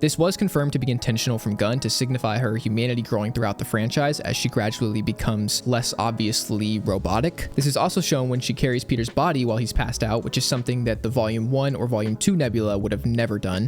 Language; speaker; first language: English; native; English